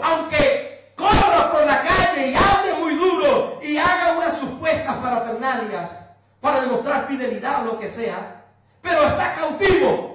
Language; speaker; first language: Spanish; native; Spanish